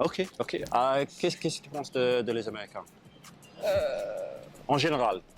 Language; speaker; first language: French; non-native, learner; English